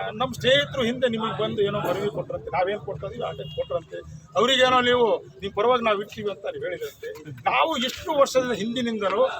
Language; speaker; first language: Kannada; non-native, local second language; Lambadi